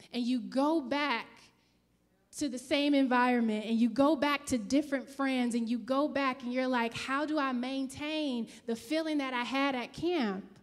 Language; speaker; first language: English; native; English